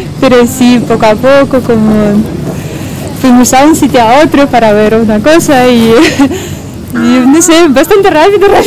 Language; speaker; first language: Spanish; non-native, fluent; Russian